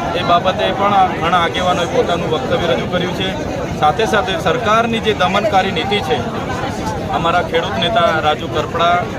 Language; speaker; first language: Gujarati; native; Gujarati